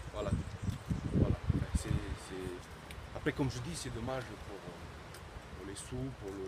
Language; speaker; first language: French; native; French